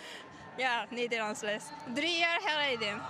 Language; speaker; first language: Dutch; non-native, learner; Japanese